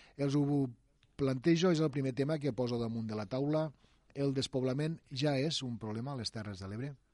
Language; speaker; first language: Catalan; native; Catalan